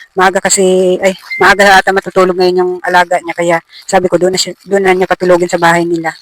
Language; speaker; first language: Filipino; non-native, local second language; Cebuano